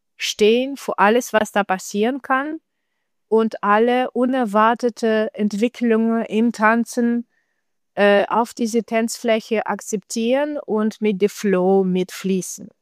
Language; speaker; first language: German; non-native, learner; Russian